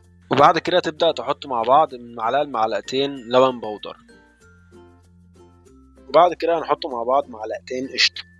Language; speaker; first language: Arabic; native; Arabic